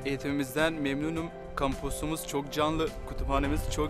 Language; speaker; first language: Turkish; non-native, learner; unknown